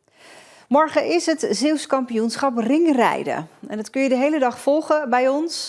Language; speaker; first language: Dutch; native; Dutch